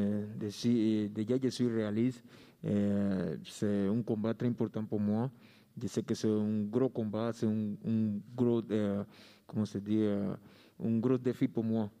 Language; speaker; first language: French; non-native, learner; Spanish